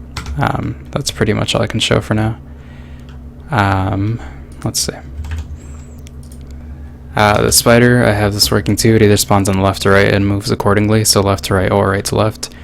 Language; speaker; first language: English; native; English